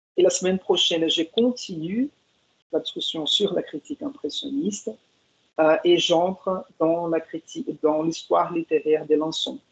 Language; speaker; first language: French; non-native, fluent; Portuguese